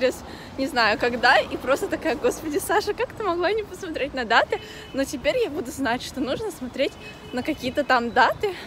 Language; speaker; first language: Russian; native; Russian